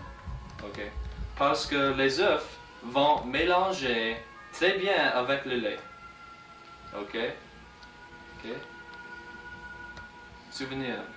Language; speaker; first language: French; non-native, learner; English